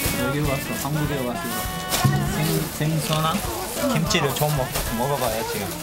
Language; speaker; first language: Korean; non-native, learner; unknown